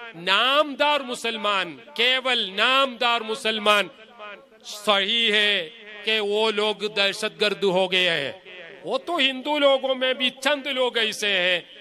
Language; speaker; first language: Hindi; non-native, local second language; Malayalam